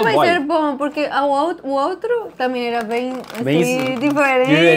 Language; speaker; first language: Portuguese; non-native, fluent; Spanish